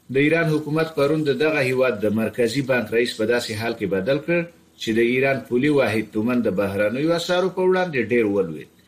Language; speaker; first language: Pashto; native; Pashto